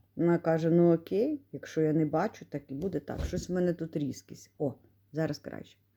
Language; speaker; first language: Ukrainian; non-native, local second language; Russian